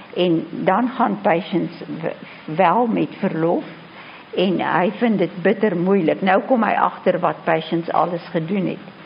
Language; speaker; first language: Afrikaans; native; Afrikaans